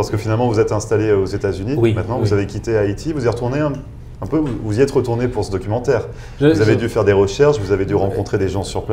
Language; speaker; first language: French; native; French